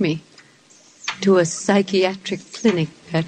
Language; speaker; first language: English; non-native, fluent; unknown